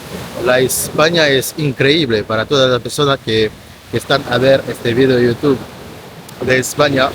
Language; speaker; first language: Spanish; non-native, learner; French